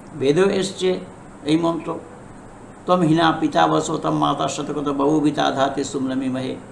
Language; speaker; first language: Bangla; non-native, fluent; Hindi